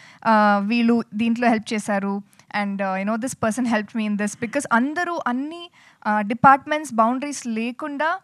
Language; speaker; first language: Telugu; non-native, fluent; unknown